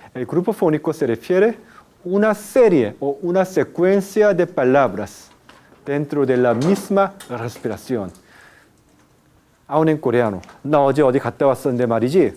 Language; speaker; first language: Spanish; non-native, fluent; Korean